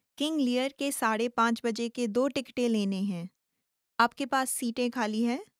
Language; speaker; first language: Hindi; native; Hindi